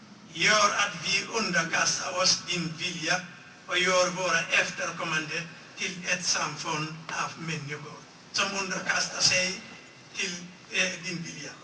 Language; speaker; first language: Swedish; non-native, fluent; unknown